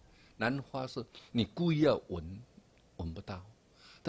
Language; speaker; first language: Chinese; native; Chinese